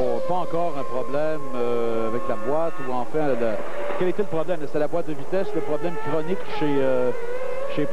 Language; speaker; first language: French; native; French